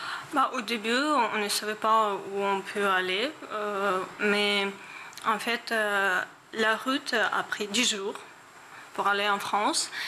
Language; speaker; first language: French; non-native, learner; Ukrainian